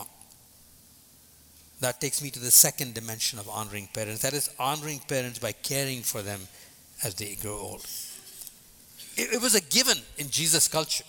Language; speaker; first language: English; non-native, local second language; Tamil